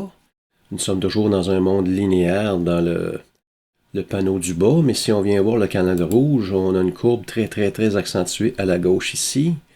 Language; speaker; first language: French; native; French